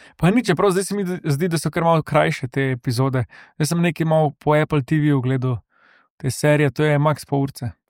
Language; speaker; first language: Slovenian; native; Slovenian